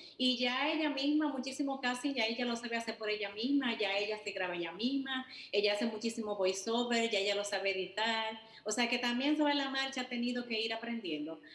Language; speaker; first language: Spanish; native; Spanish